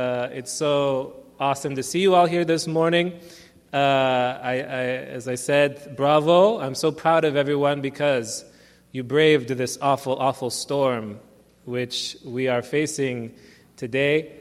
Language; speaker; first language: English; early bilingual, other home language; Armenian